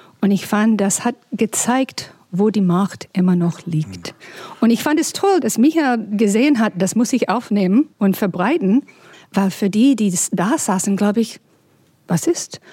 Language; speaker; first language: German; non-native, fluent; English